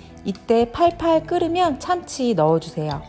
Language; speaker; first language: Korean; native; Korean